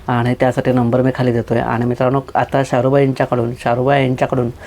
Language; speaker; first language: Marathi; native; Marathi